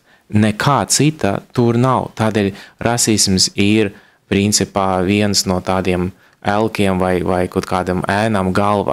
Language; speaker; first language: Latvian; non-native, local second language; Russian